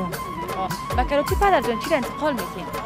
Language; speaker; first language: Persian; native; Persian